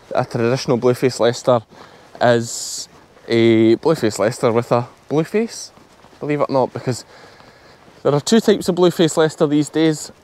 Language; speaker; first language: English; native; English